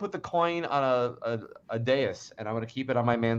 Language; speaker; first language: English; native; English